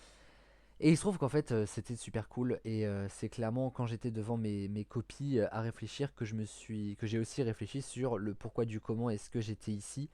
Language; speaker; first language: French; native; French